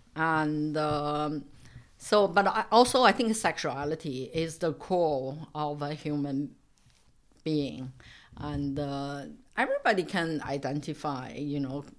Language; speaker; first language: English; non-native, fluent; Chinese